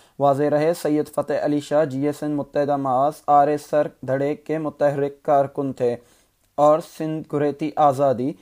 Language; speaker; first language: Urdu; non-native, local second language; Baluchi